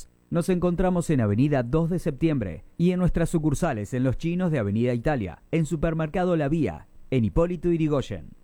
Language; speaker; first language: Spanish; native; Spanish